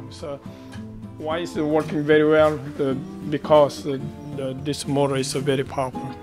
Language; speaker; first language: English; non-native, learner; Korean